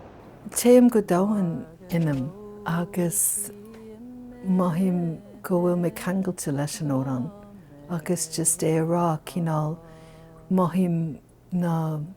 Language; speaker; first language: Irish; non-native, fluent; English